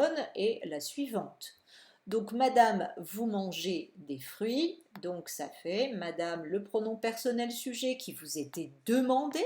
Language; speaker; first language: French; native; French